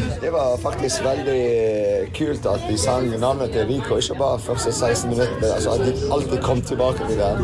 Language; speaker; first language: Norwegian; non-native, fluent; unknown